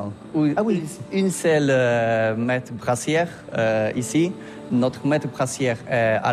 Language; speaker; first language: French; non-native, learner; Polish